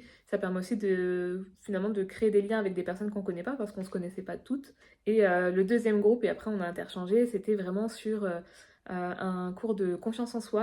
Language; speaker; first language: French; native; French